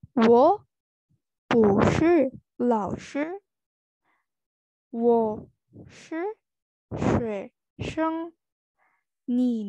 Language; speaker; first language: Chinese; non-native, fluent; Indonesian